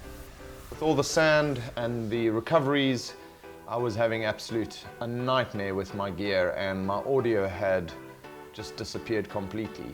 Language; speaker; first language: English; native; English